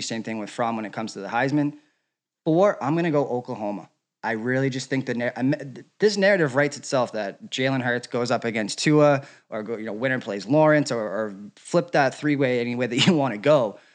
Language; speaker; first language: English; native; English